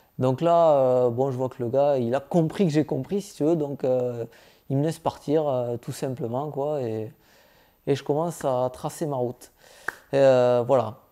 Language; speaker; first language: French; native; French